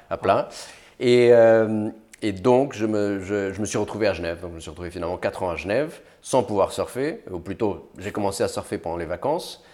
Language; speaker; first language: French; early bilingual, other home language; Portuguese